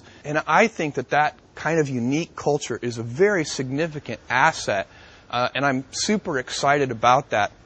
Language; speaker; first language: English; native; English